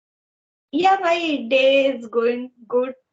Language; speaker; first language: English; non-native, learner; Hindi